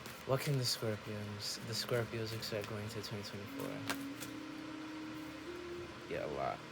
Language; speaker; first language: English; native; English